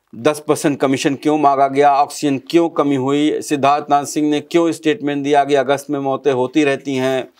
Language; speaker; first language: Hindi; native; Hindi